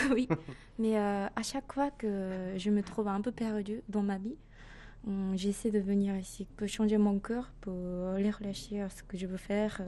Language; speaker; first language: French; non-native, fluent; Japanese